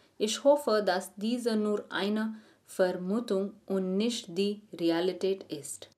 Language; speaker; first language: German; non-native, learner; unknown